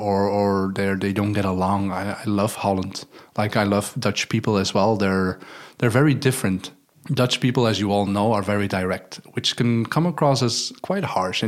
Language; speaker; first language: English; non-native, fluent; Dutch